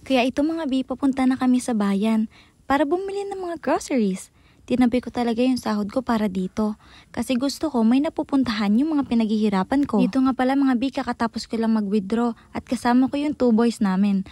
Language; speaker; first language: Filipino; non-native, local second language; Hiligaynon